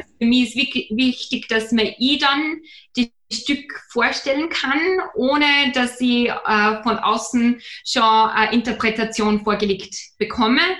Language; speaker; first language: German; native; German